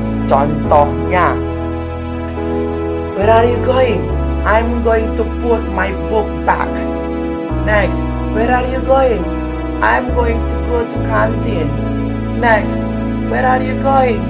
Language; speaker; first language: English; non-native, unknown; Indonesian